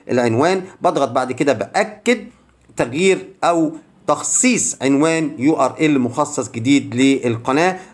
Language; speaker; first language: Arabic; native; Arabic